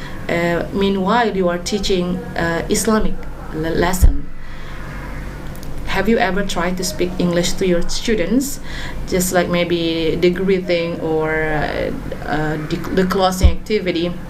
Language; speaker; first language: English; non-native, fluent; Indonesian